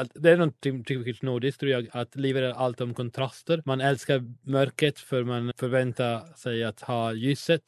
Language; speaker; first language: Swedish; non-native, learner; English